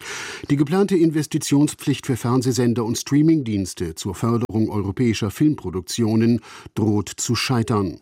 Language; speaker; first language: German; native; German